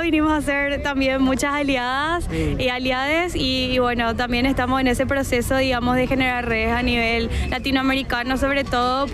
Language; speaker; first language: Spanish; native; Spanish